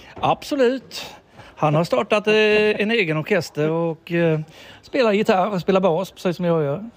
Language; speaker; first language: Swedish; native; Swedish